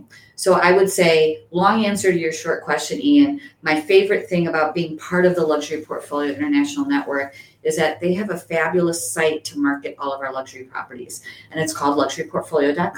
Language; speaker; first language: English; native; English